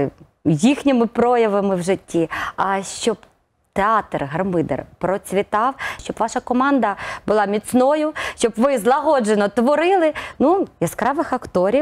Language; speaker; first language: Ukrainian; native; Ukrainian